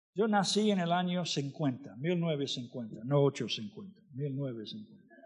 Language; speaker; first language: Spanish; non-native, fluent; English